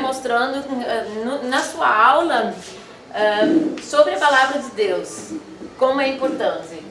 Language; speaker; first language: Portuguese; non-native, fluent; Dutch